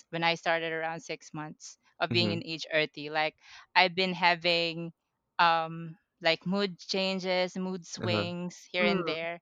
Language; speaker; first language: English; non-native, local second language; Pampanga